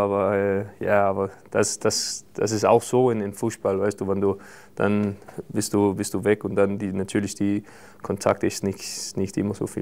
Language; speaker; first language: German; non-native, fluent; Danish